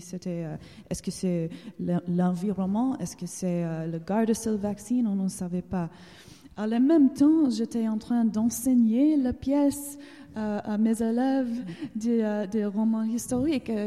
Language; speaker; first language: French; non-native, learner; English